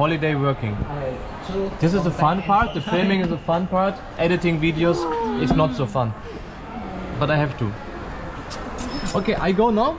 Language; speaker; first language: English; non-native, fluent; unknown